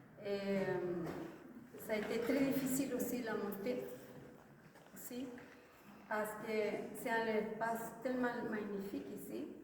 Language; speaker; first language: French; non-native, fluent; Spanish